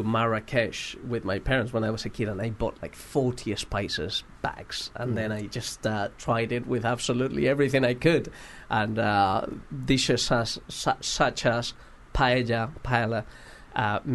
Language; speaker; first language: English; non-native, fluent; Spanish